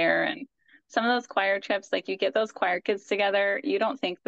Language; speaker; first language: English; native; English